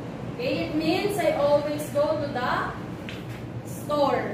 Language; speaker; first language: English; non-native, local second language; Filipino